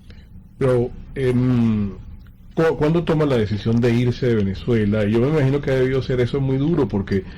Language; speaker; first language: Spanish; native; Spanish